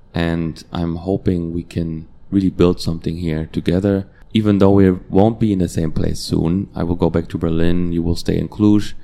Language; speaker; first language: English; non-native, fluent; Hungarian